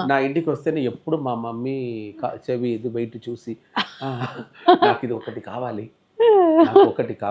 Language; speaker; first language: Telugu; non-native, local second language; Tamil